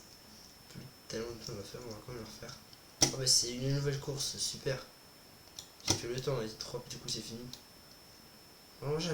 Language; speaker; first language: French; native; French